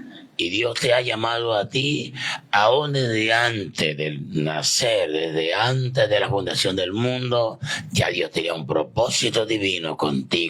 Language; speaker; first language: Spanish; native; Spanish